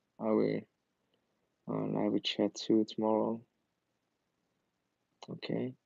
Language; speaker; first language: English; non-native, learner; Korean